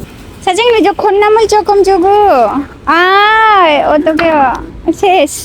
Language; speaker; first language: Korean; non-native, fluent; Bangla